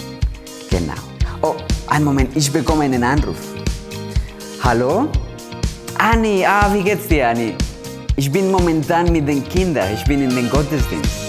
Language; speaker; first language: German; non-native, fluent; Spanish